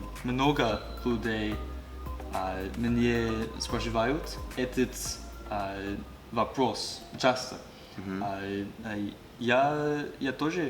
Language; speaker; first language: Russian; non-native, learner; English